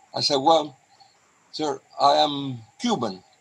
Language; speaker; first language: English; non-native, fluent; Spanish